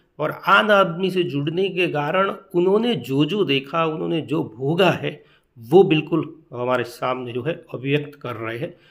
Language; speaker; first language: Hindi; non-native, local second language; Gujarati